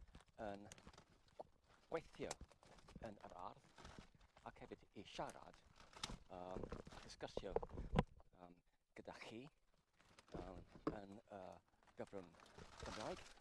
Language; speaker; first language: Welsh; non-native, learner; English